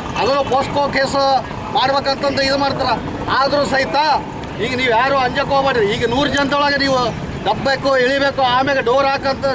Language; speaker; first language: Kannada; native; Kannada